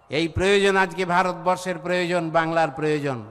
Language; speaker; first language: Bangla; native; Bangla